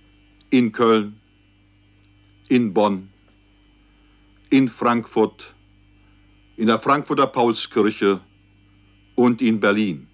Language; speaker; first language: German; native; German